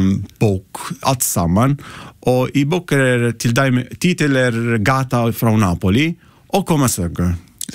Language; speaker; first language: Icelandic; non-native, learner; Italian